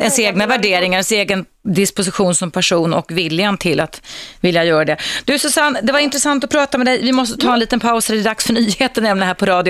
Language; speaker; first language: Swedish; native; Swedish